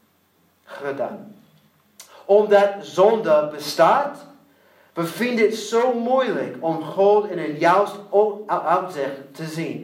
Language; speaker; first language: Dutch; non-native, learner; English